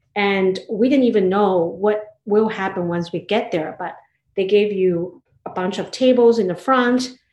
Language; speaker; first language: English; non-native, fluent; Chinese